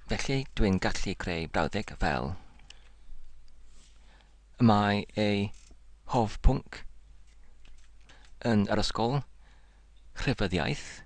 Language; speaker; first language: Welsh; non-native, learner; English